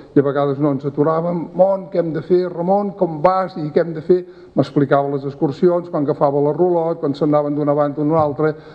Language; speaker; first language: Catalan; native; Catalan